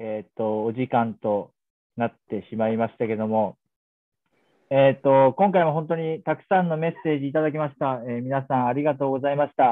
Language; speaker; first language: Japanese; native; Japanese